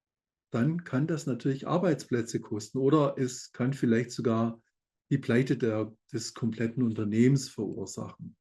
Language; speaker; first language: German; native; German